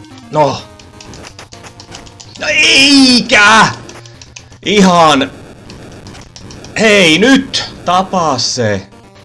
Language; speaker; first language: Finnish; native; Finnish